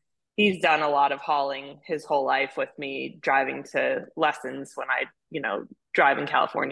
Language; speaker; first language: English; native; English